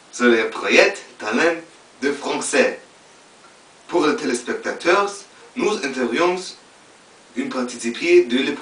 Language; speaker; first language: French; non-native, learner; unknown